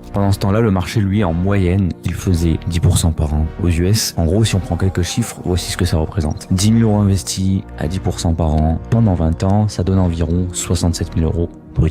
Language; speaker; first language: French; native; French